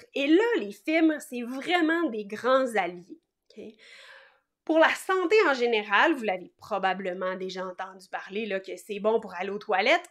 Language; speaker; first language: French; native; French